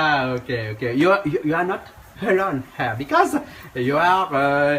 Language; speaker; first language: English; non-native, learner; Réunion Creole French